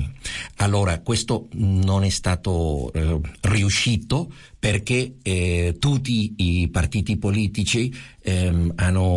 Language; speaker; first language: Italian; non-native, fluent; Spanish